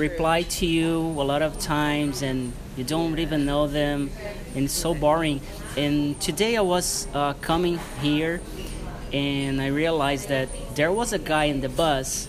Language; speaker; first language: English; non-native, fluent; Portuguese